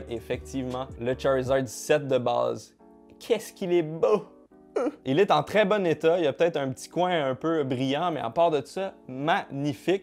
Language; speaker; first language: French; native; French